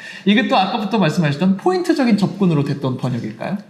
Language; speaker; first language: Korean; native; Korean